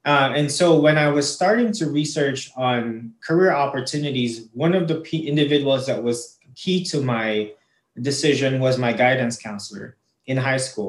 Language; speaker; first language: English; non-native, local second language; Filipino